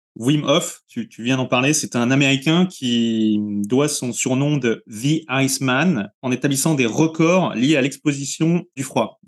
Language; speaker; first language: French; native; French